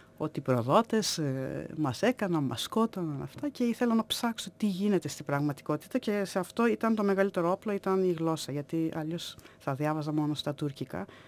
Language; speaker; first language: Greek; non-native, fluent; Turkish